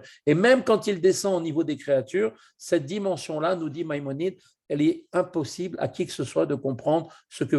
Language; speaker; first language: French; native; French